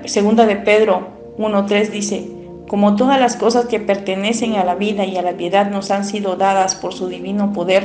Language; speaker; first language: Spanish; native; Spanish